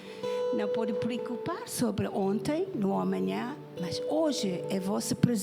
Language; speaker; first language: Portuguese; non-native, fluent; English